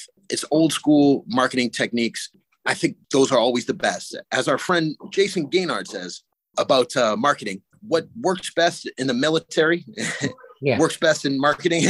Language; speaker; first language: English; native; English